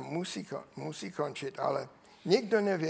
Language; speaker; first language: Czech; non-native, learner; English